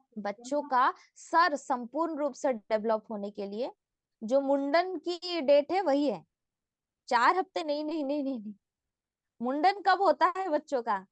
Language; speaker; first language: Hindi; non-native, local second language; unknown